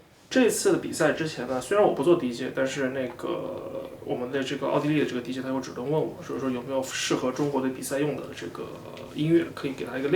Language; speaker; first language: Chinese; native; Chinese